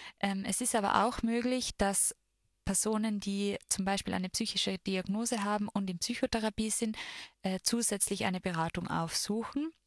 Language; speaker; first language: German; native; German